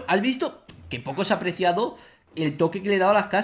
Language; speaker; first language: Spanish; native; Spanish